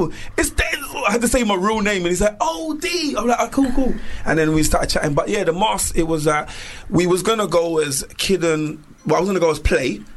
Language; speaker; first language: English; native; English